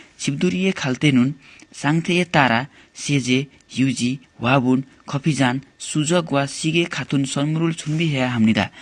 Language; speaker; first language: Korean; non-native, learner; Nepali